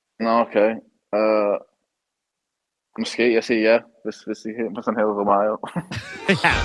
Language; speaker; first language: Danish; early bilingual, heritage; English